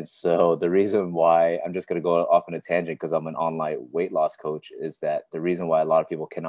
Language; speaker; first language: English; native; English